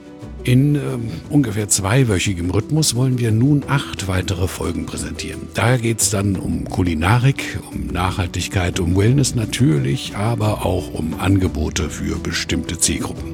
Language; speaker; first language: German; native; German